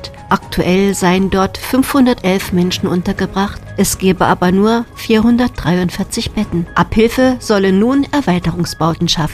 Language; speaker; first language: German; native; German